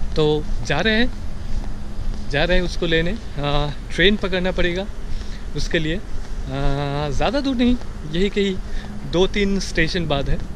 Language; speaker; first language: Hindi; non-native, local second language; Bangla